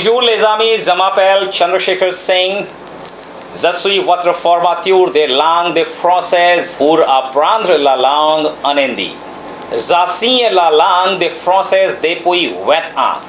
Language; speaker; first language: French; non-native, fluent; Hindi